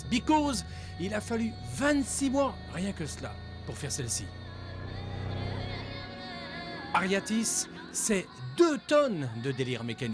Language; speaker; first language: French; native; French